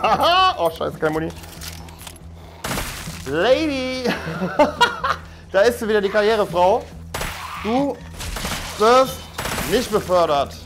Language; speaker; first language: German; native; German